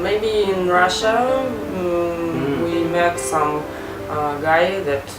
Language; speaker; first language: English; non-native, learner; Russian